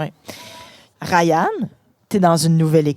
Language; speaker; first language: French; native; French